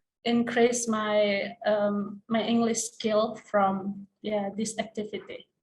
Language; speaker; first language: English; non-native, learner; Indonesian